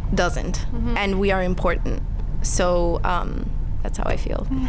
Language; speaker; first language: English; early bilingual, other home language; Spanish